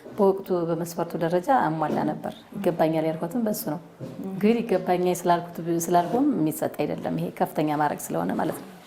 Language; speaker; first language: Amharic; native; Amharic